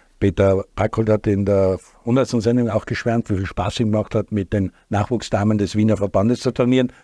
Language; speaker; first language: German; native; German